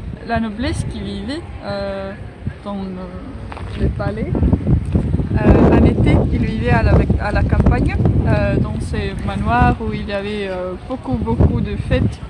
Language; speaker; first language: French; non-native, learner; Estonian